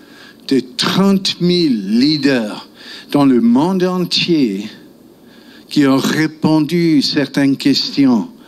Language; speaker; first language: French; non-native, local second language; German